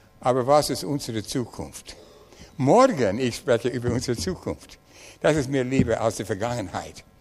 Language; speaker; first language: German; non-native, learner; English